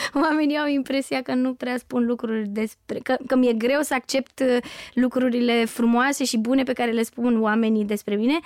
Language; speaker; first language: Romanian; native; Romanian